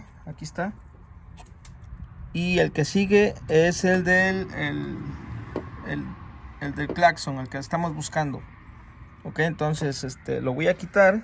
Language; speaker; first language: Spanish; native; Spanish